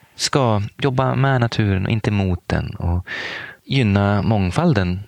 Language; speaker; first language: Swedish; native; Swedish